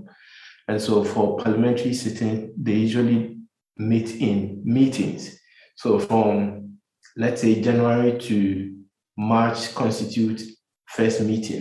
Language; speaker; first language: English; non-native, local second language; Akan